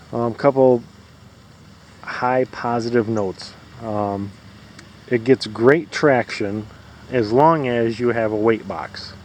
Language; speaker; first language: English; native; English